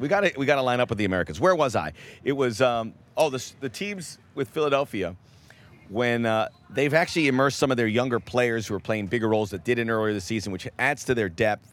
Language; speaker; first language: English; native; English